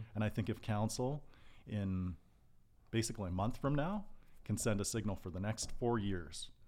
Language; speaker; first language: English; native; English